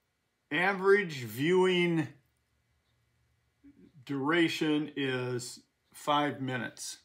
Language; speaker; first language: English; native; English